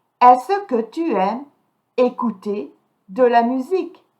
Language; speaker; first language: French; non-native, fluent; English